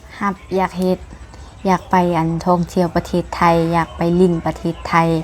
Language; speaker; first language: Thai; non-native, learner; Lao